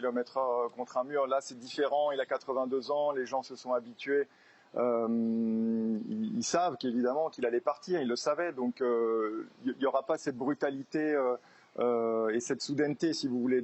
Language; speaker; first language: French; native; French